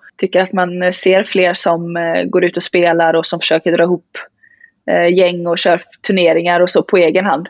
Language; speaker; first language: Swedish; native; Swedish